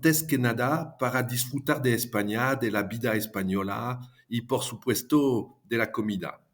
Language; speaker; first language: Spanish; non-native, fluent; French